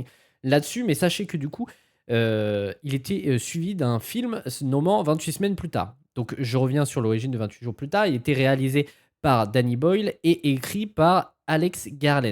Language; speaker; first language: French; native; French